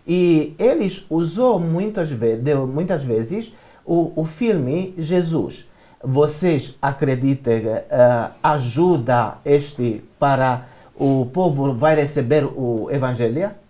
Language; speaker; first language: Portuguese; non-native, learner; Romanian